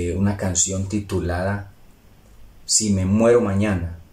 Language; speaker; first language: Spanish; native; Spanish